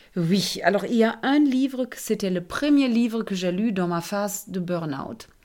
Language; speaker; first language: French; non-native, fluent; German